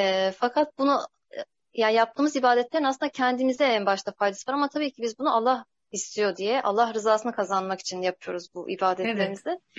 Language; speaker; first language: Turkish; native; Turkish